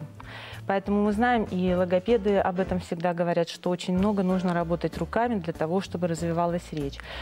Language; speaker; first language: Russian; native; Russian